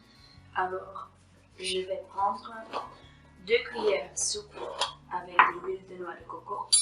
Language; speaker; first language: French; non-native, fluent; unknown